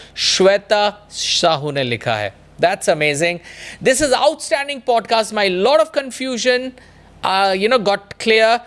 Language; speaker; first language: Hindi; non-native, local second language; Bangla